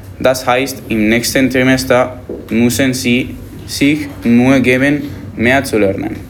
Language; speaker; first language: German; non-native, fluent; Spanish